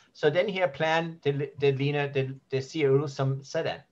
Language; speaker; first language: Danish; non-native, learner; English